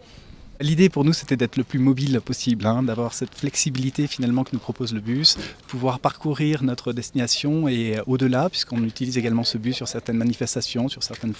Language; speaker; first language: French; native; French